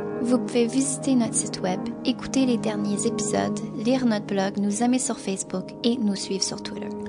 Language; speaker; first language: French; native; French